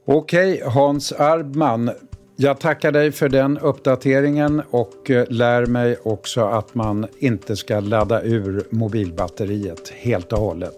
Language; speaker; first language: Swedish; native; Swedish